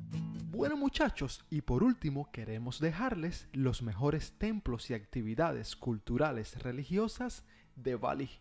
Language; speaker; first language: Spanish; native; Spanish